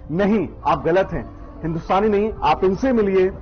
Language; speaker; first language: Hindi; native; Hindi